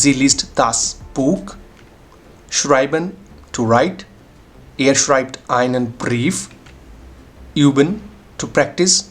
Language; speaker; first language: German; non-native, fluent; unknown